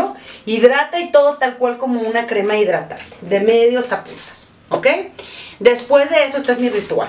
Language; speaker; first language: Spanish; native; Spanish